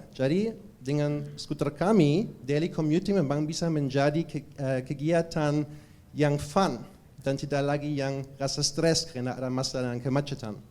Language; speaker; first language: Indonesian; non-native, fluent; German